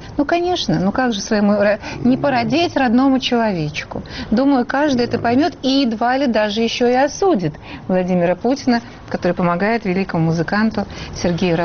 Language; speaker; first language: Russian; native; Russian